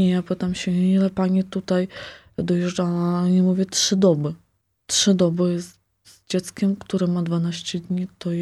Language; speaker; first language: Polish; non-native, fluent; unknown